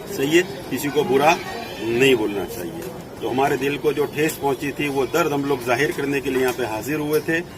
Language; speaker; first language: Urdu; non-native, local second language; Gujarati